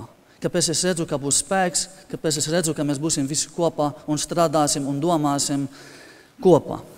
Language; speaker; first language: Latvian; non-native, fluent; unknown